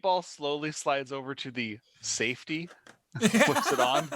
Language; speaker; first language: English; native; English